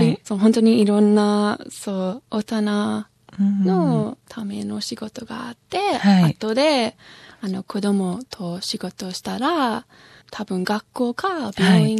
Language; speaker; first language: Japanese; non-native, fluent; English